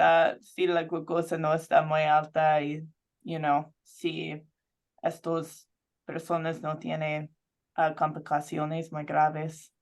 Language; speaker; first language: Spanish; non-native, fluent; English